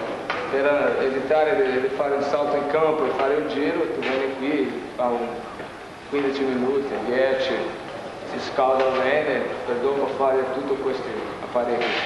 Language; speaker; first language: Italian; non-native, fluent; Portuguese